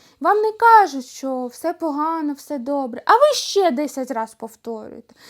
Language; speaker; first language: Ukrainian; non-native, local second language; Russian